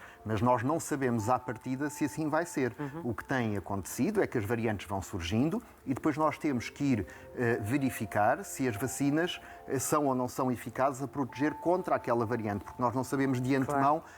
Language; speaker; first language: Portuguese; native; Portuguese